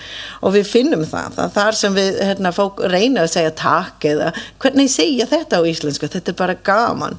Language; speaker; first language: Icelandic; non-native, fluent; English